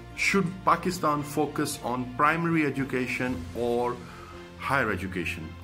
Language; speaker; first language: English; non-native, local second language; Urdu